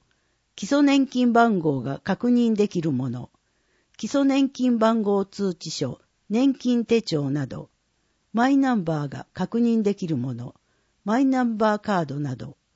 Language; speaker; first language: Japanese; native; Japanese